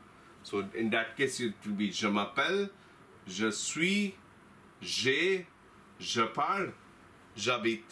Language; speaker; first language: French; non-native, fluent; Hindi